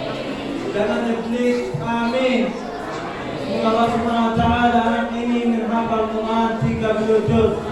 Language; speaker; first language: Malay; non-native, learner; Arabic